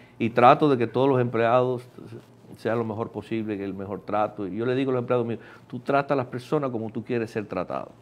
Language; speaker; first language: Spanish; native; Spanish